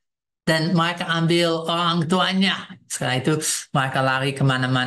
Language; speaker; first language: Indonesian; non-native, fluent; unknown